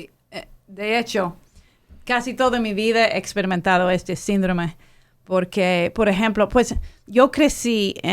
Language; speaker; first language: Spanish; non-native, fluent; English